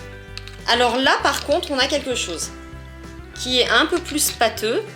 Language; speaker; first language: French; native; French